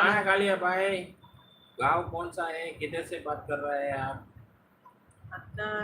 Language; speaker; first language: Hindi; non-native, local second language; Tamil